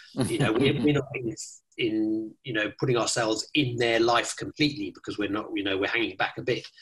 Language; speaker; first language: English; native; English